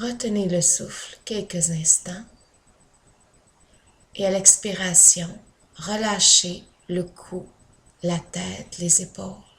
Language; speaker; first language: French; native; French